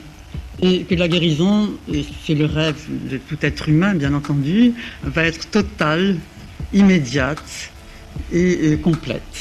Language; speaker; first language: French; native; French